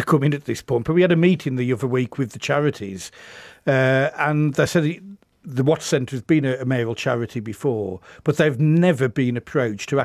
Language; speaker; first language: English; native; English